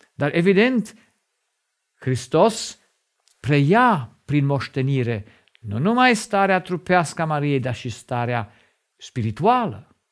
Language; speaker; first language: Romanian; non-native, fluent; German